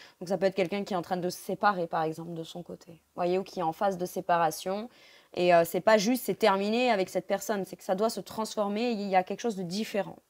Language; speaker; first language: French; native; French